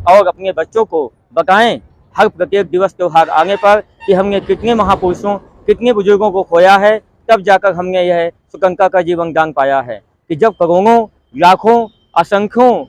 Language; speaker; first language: Hindi; native; Hindi